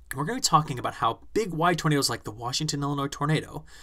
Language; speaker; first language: English; native; English